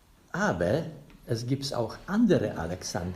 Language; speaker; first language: German; non-native, fluent; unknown